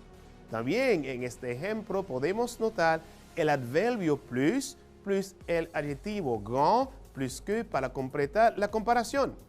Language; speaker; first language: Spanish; non-native, fluent; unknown